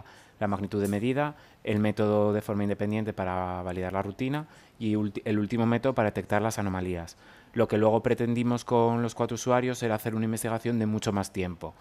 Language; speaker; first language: Spanish; native; Spanish